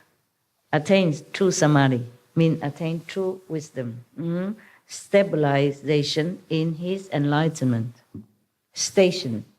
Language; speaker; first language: English; non-native, fluent; Vietnamese